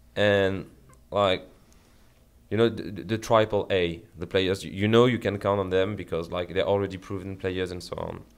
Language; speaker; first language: English; non-native, fluent; French